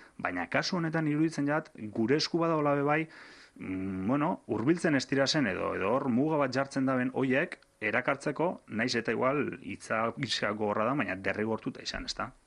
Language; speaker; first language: Basque; native; Basque